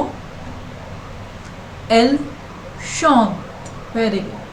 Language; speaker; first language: French; non-native, learner; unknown